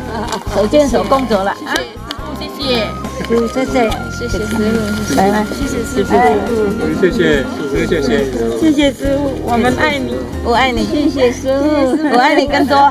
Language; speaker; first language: Chinese; non-native, fluent; Vietnamese